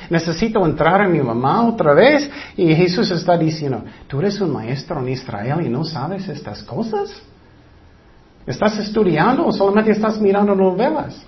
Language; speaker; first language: Spanish; non-native, fluent; English